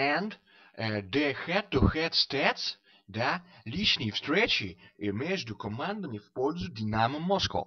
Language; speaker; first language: Russian; non-native, fluent; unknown